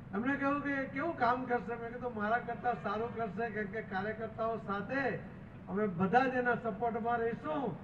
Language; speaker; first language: Gujarati; non-native, local second language; Marathi